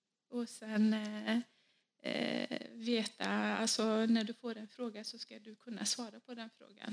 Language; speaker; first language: Swedish; non-native, fluent; Kurdish